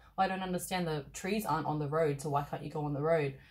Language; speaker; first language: English; native; English